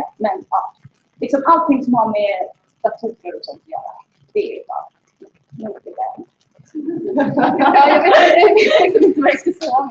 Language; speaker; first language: Swedish; native; Swedish